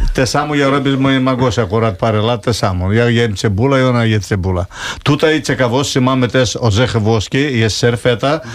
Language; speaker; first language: Polish; non-native, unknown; Greek